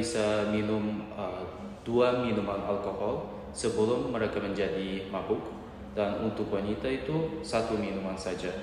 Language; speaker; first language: Indonesian; non-native, learner; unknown